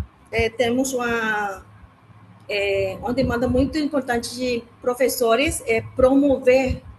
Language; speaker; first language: Portuguese; non-native, learner; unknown